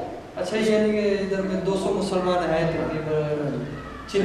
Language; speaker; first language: Hindi; native; Hindi